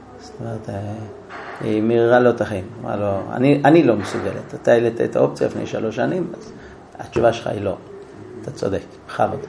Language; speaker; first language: Hebrew; native; Hebrew